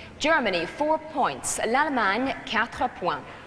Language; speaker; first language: English; native; English